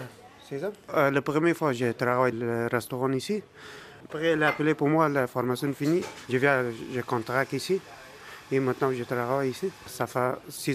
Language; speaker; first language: French; non-native, learner; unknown